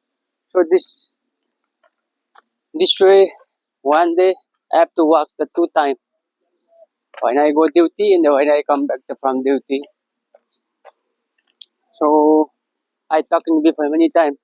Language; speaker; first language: English; non-native, learner; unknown